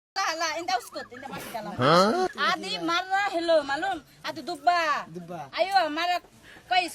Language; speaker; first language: Arabic; non-native, learner; Bangla